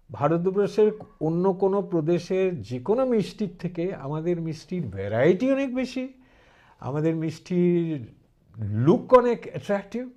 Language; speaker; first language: Bangla; early bilingual, heritage; Bangla